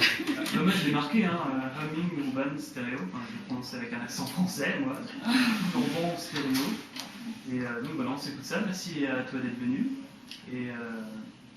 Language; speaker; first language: French; native; French